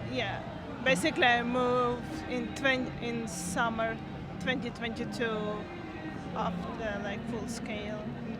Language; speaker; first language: English; non-native, learner; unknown